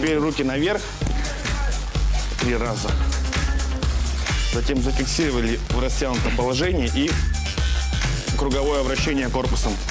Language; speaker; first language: Russian; native; Russian